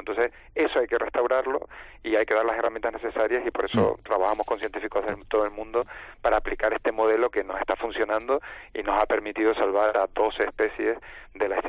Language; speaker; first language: Spanish; native; Spanish